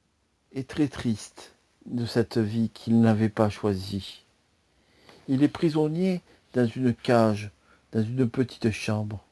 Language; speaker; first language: French; native; French